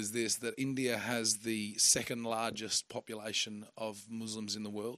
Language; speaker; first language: English; native; English